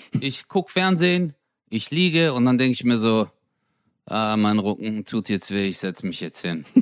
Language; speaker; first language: German; early bilingual, other home language; Turkish